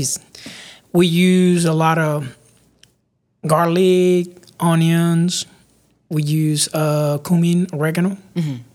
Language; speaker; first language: English; non-native, fluent; Spanish